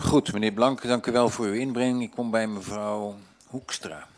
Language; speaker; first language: Dutch; native; Dutch